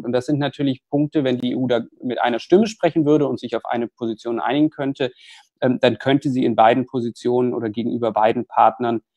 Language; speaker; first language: German; native; German